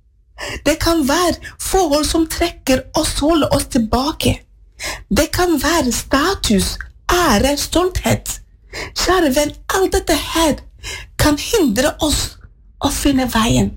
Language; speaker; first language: Norwegian; non-native, fluent; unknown